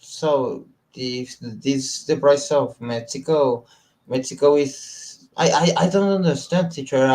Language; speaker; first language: English; non-native, learner; Spanish